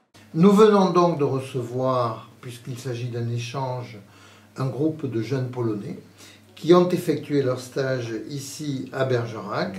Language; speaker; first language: French; native; French